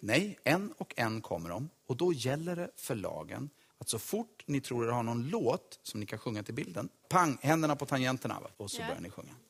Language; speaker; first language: Swedish; native; Swedish